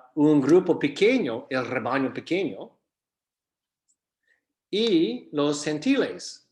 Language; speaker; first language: Spanish; non-native, fluent; English